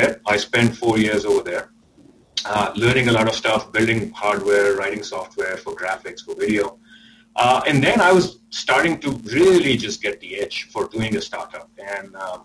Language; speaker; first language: English; non-native, local second language; Urdu